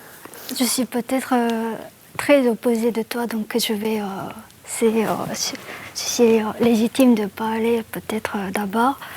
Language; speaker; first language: French; non-native, fluent; Korean